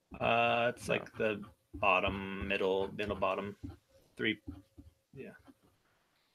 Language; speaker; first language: English; native; English